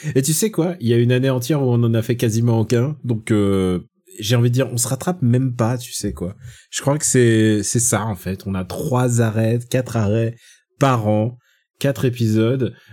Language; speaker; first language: French; native; French